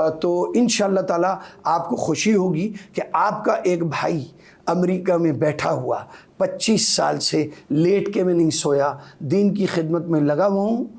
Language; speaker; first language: Urdu; native; Urdu